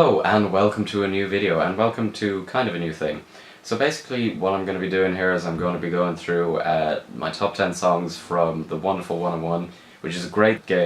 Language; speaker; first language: English; native; English